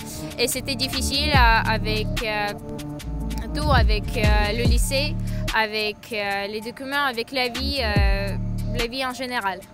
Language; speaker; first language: French; non-native, fluent; Ukrainian